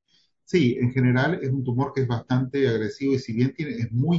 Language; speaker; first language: Spanish; native; Spanish